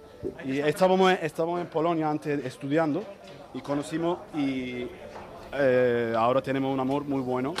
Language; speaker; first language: Spanish; non-native, learner; Turkish